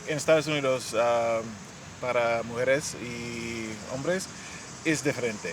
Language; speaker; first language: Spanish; non-native, learner; English